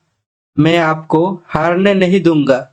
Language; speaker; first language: Hindi; non-native, fluent; Bangla